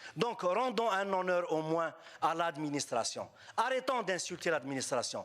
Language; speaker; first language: French; non-native, local second language; Arabic